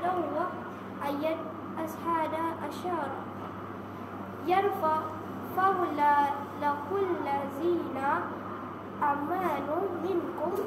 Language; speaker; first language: Arabic; non-native, learner; Malay